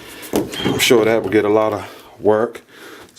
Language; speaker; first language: English; native; English